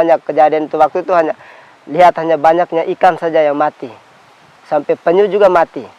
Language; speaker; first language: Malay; non-native, local second language; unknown